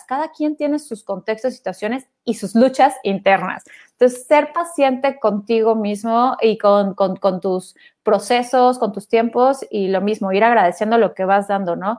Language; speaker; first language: Spanish; native; Spanish